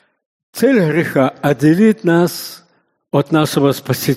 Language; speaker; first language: Russian; native; Russian